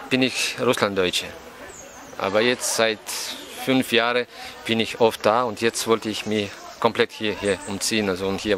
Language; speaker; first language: German; non-native, fluent; Russian